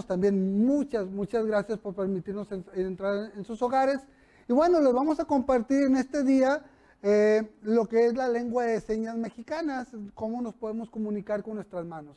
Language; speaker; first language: Spanish; native; Spanish